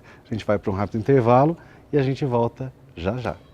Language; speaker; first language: Portuguese; native; Portuguese